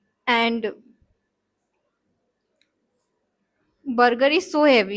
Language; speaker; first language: English; non-native, learner; Hindi